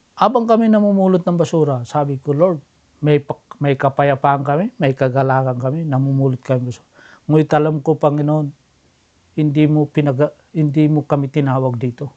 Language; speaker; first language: Filipino; non-native, local second language; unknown